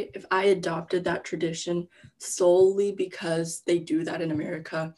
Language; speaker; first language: English; native; English